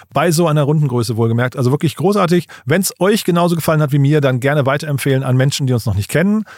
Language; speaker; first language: German; native; German